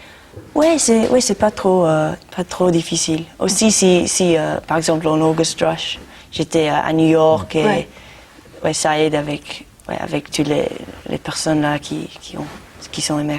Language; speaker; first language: French; non-native, learner; English